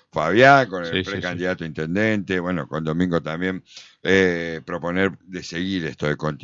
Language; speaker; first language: Spanish; native; Spanish